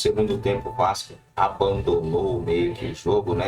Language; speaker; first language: Portuguese; native; Portuguese